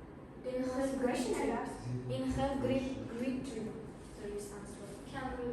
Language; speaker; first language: English; non-native, learner; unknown